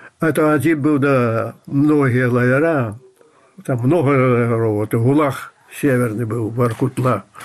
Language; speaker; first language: Russian; non-native, fluent; Belarusian